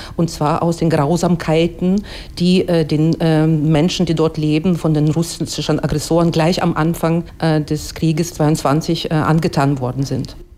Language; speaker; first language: German; non-native, fluent; Ukrainian